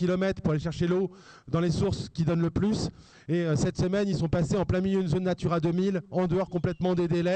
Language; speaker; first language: French; native; French